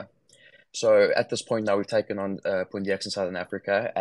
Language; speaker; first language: English; native; English